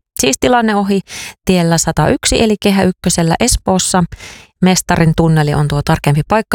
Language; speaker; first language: Finnish; native; Finnish